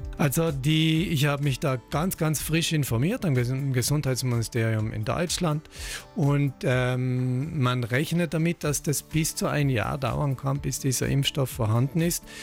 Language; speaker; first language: German; native; German